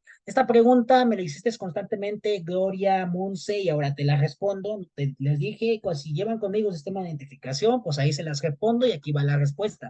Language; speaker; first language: Spanish; native; Spanish